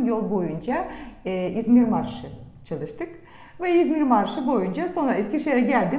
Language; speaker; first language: Turkish; non-native, fluent; Russian